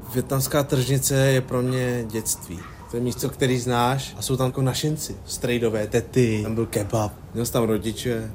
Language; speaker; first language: Czech; early bilingual, other home language; Vietnamese